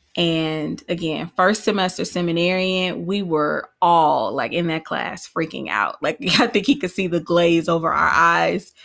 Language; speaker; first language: English; native; English